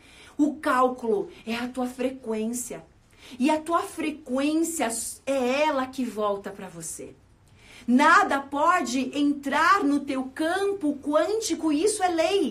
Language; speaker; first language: Portuguese; native; Portuguese